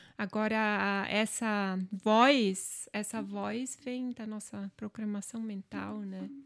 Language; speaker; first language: Portuguese; non-native, local second language; German